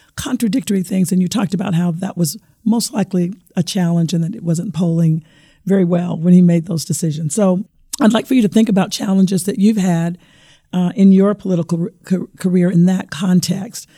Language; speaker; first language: English; native; English